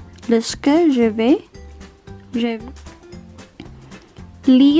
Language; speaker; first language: French; non-native, learner; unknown